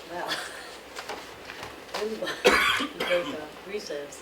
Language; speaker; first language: English; native; English